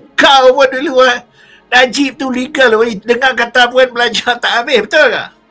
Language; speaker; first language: Malay; native; Malay